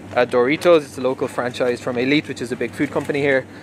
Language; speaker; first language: English; native; English